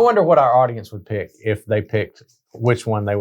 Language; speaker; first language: English; native; English